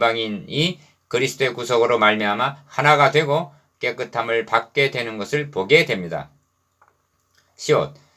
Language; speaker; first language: Korean; native; Korean